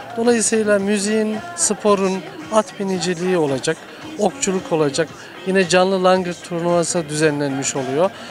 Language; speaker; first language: Turkish; native; Turkish